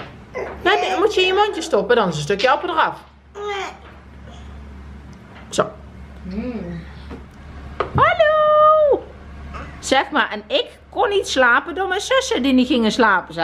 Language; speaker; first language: Dutch; native; Dutch